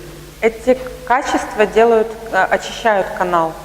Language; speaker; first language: Russian; native; Russian